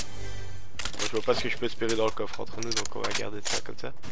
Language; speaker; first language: French; native; French